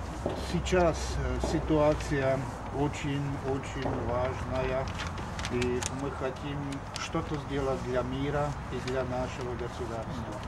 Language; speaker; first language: Russian; non-native, local second language; Czech